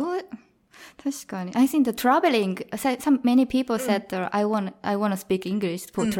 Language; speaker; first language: English; non-native, learner; Japanese